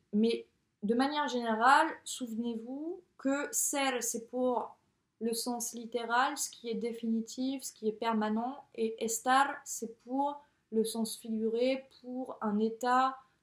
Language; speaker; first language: French; native; French